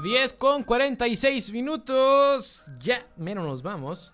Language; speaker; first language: Spanish; native; Spanish